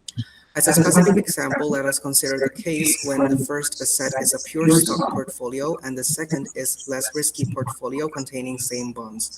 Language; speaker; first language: English; non-native, fluent; Indonesian